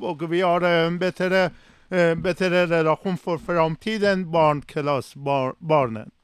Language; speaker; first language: Swedish; non-native, learner; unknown